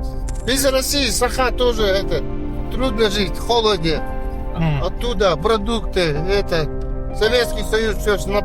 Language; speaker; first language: Russian; non-native, local second language; Yakut